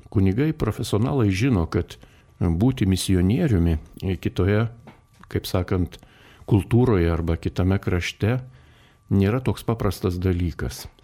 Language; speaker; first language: Lithuanian; native; Lithuanian